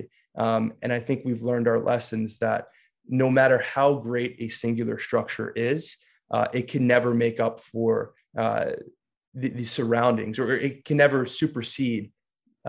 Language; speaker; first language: English; native; English